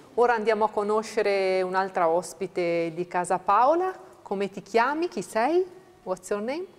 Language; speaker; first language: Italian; native; Italian